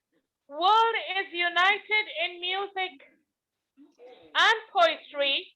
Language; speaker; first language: English; non-native, learner; Italian